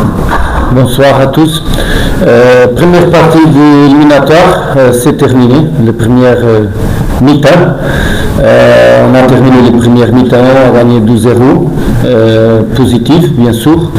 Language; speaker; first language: French; non-native, learner; Portuguese